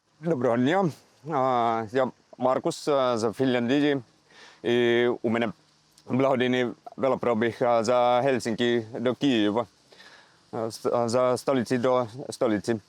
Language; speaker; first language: Ukrainian; non-native, learner; Finnish